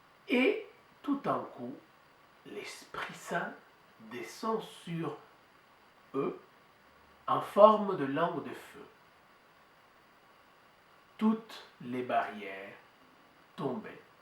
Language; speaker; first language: French; native; French